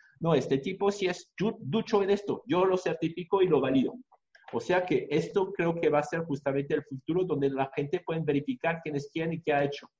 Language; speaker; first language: Spanish; non-native, fluent; French